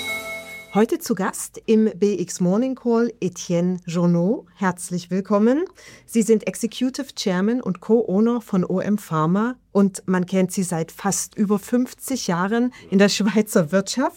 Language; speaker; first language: German; native; German